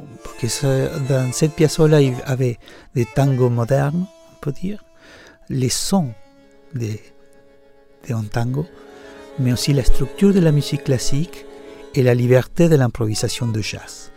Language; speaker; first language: French; non-native, learner; Spanish